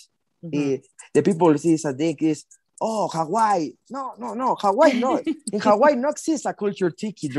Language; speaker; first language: English; non-native, learner; Spanish